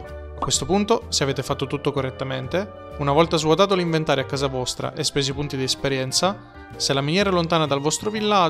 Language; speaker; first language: Italian; native; Italian